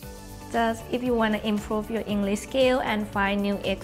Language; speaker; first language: English; non-native, learner; Thai